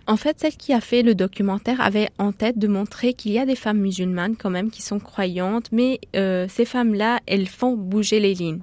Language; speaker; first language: French; non-native, fluent; Arabic